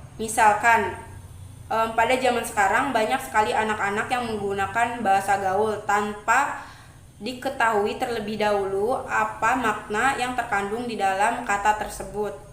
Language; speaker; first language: Indonesian; non-native, local second language; Javanese